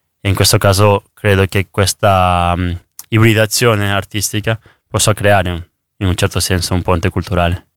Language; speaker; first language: Italian; early bilingual, other home language; Spanish